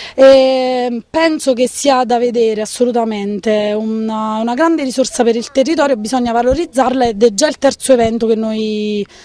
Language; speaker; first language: Italian; native; Italian